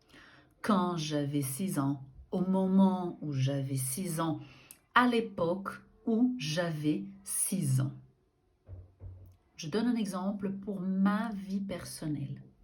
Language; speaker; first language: French; non-native, fluent; Portuguese